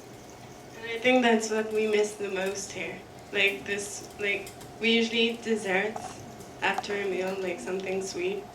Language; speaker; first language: English; non-native, fluent; French